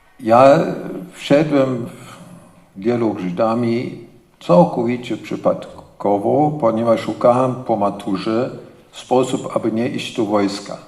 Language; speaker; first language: Polish; non-native, fluent; German